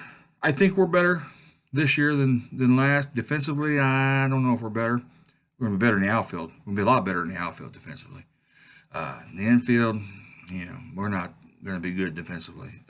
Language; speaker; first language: English; native; English